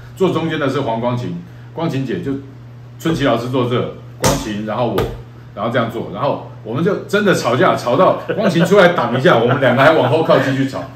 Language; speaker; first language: Chinese; native; Chinese